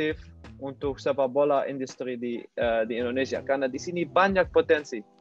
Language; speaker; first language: Indonesian; non-native, learner; Dutch